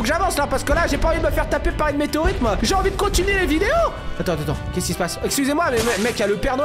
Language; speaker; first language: French; native; French